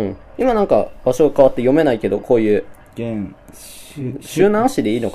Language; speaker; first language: Japanese; native; Japanese